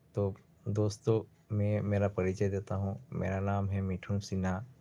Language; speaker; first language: Hindi; non-native, local second language; Bangla